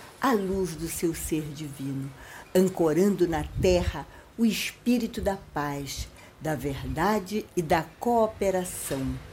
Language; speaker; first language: Portuguese; native; Portuguese